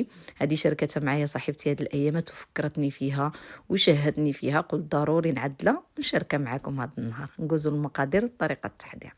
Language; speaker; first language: Arabic; native; Arabic